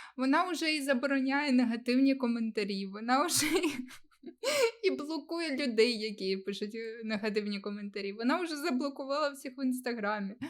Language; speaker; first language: Ukrainian; non-native, local second language; Russian